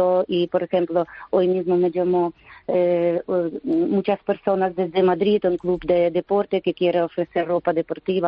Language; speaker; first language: Spanish; non-native, learner; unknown